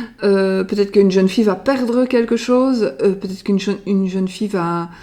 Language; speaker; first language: French; native; French